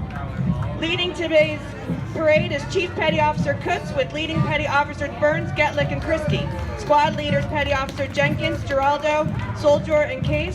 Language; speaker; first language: English; native; English